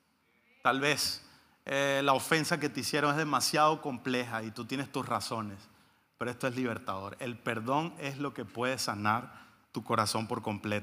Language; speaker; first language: Spanish; native; Spanish